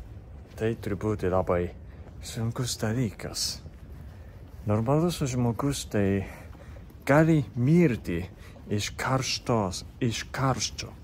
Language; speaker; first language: Lithuanian; non-native, fluent; Japanese